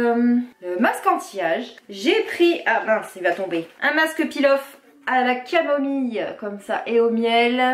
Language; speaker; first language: French; native; French